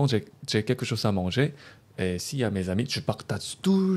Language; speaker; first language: French; non-native, learner; Korean